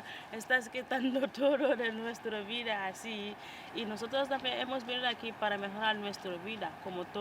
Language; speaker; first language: Spanish; non-native, fluent; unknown